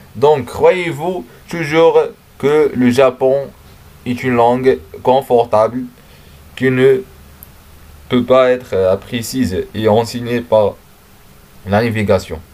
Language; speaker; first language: French; non-native, learner; Arabic